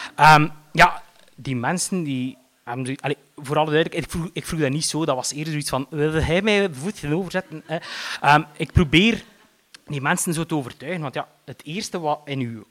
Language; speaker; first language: Dutch; native; Dutch